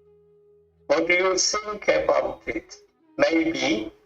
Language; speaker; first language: English; non-native, learner; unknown